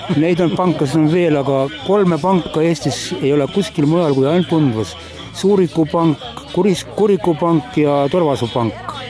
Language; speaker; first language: Estonian; native; Estonian